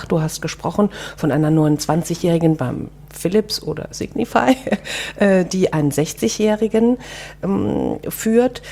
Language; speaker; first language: German; native; German